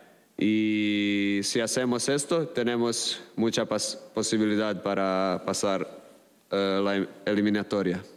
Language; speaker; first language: Spanish; non-native, fluent; Croatian